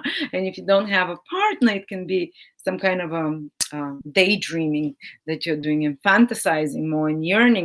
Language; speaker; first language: English; non-native, fluent; Bulgarian